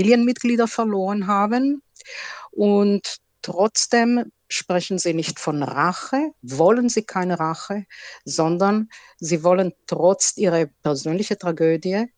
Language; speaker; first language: German; non-native, fluent; Hebrew